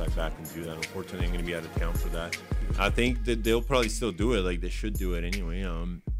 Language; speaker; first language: English; early bilingual, other home language; Spanish